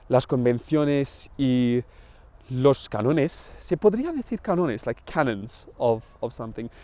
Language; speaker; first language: Spanish; non-native, fluent; English